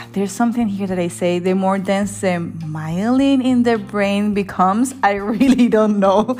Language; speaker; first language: English; non-native, fluent; Spanish